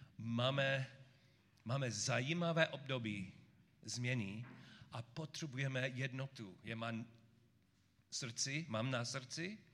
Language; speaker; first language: Czech; non-native, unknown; English